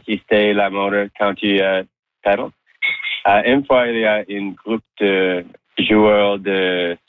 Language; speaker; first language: French; non-native, local second language; English